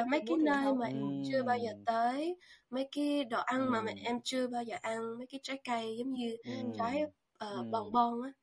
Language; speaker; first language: Vietnamese; early bilingual, heritage; Vietnamese